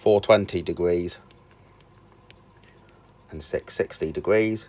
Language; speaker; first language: English; native; English